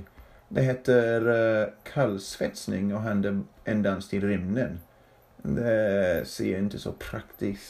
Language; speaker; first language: Swedish; non-native, fluent; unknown